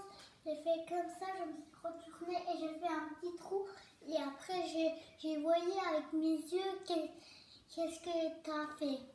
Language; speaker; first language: French; early bilingual, other home language; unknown